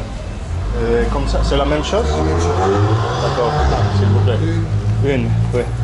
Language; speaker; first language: French; non-native, learner; Spanish